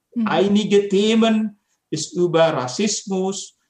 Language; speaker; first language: German; non-native, fluent; Indonesian